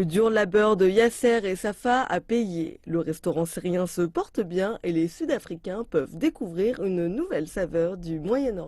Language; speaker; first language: French; native; French